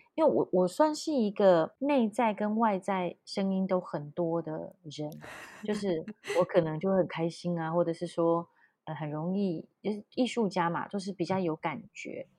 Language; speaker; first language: Chinese; native; Chinese